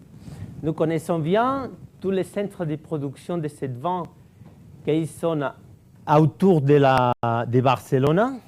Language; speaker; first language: French; non-native, fluent; Catalan